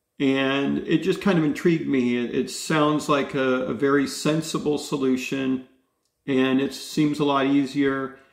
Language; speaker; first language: English; native; English